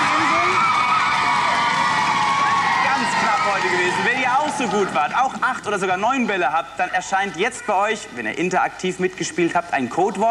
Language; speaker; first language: German; native; German